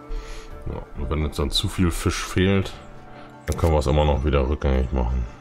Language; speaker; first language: German; native; German